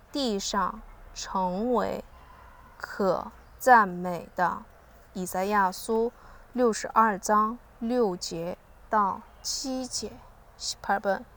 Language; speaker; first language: Chinese; non-native, learner; Korean